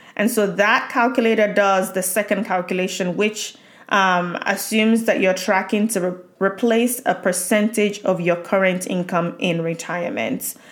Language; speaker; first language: English; non-native, local second language; Yoruba